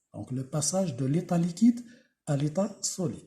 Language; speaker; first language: French; non-native, local second language; Arabic